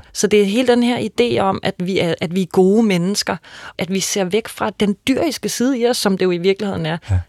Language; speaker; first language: Danish; native; Danish